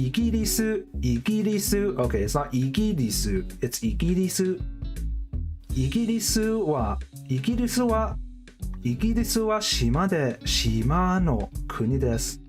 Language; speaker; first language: Japanese; non-native, learner; English